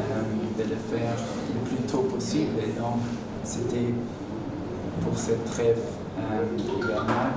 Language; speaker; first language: French; non-native, local second language; Luxembourgish